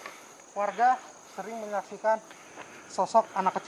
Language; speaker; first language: Indonesian; native; Indonesian